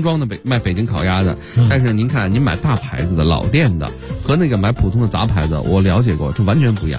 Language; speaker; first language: Chinese; native; Chinese